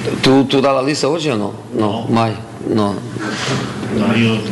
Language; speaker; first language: Italian; non-native, fluent; Portuguese